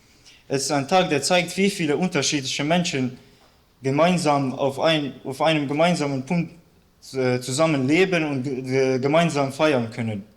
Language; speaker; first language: German; early bilingual, other home language; Bosnian